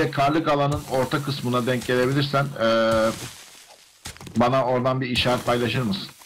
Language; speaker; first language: Turkish; native; Turkish